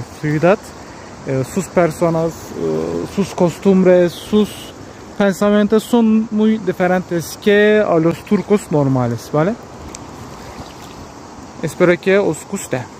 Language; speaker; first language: Spanish; non-native, learner; Turkish